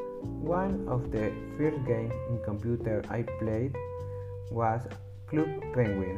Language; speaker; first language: English; non-native, learner; Spanish